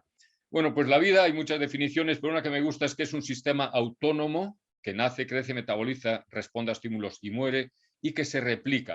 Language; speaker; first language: Spanish; native; Spanish